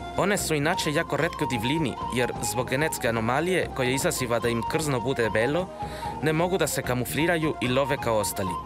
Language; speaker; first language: Serbian; non-native, fluent; Spanish